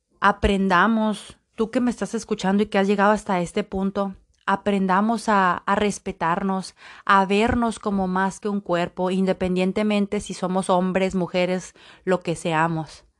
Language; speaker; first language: Spanish; native; Spanish